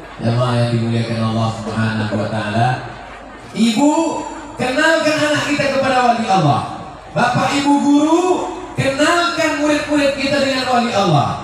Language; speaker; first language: Indonesian; native; Indonesian